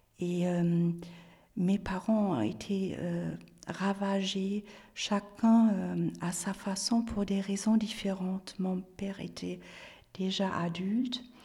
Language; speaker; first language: French; non-native, fluent; German